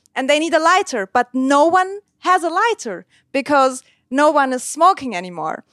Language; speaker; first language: English; non-native, fluent; Turkish